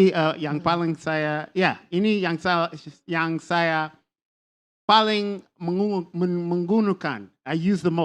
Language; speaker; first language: Indonesian; non-native, learner; English